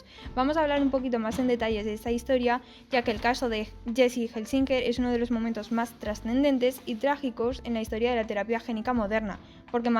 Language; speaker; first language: Spanish; native; Spanish